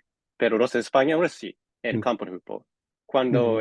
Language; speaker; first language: Spanish; non-native, fluent; Japanese